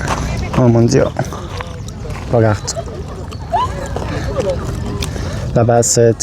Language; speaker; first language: French; non-native, learner; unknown